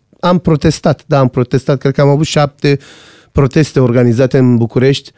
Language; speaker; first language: Romanian; non-native, fluent; Persian